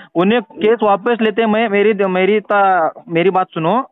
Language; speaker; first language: Hindi; non-native, local second language; Marathi